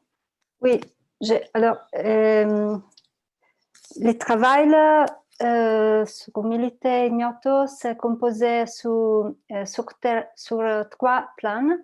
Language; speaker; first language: French; non-native, learner; Italian